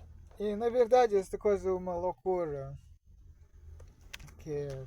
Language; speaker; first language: Portuguese; non-native, learner; Russian